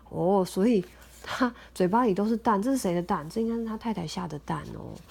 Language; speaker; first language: Chinese; native; Chinese